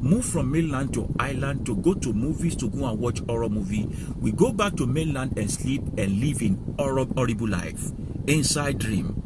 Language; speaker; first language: English; non-native, local second language; Yoruba